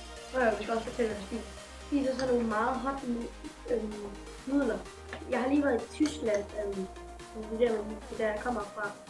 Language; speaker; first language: Danish; early bilingual, other home language; German